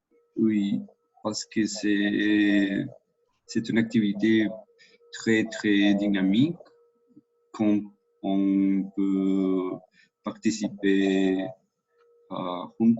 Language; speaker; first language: French; non-native, learner; Spanish